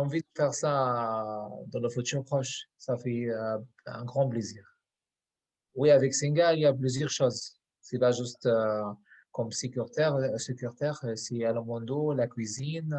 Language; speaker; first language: French; non-native, fluent; Arabic